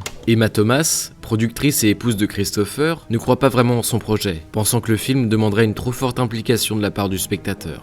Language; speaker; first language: French; native; French